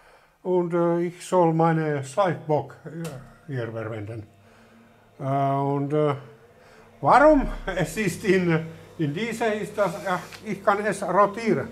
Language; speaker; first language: German; non-native, learner; Finnish